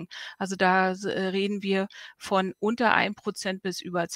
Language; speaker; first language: German; native; German